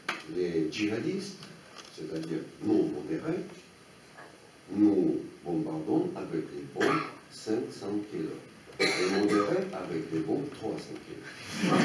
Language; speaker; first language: French; non-native, fluent; Russian